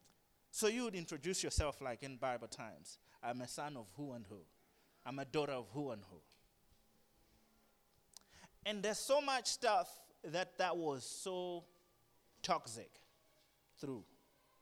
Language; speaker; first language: English; non-native, local second language; Nyanja